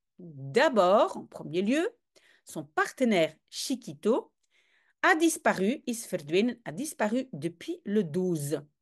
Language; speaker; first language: French; native; French